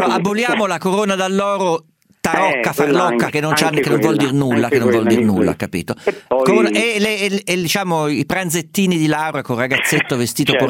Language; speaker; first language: Italian; native; Italian